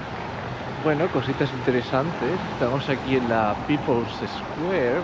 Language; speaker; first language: Spanish; native; Spanish